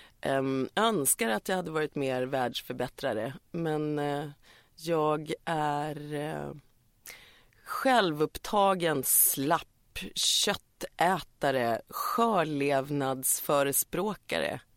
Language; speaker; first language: Swedish; native; Swedish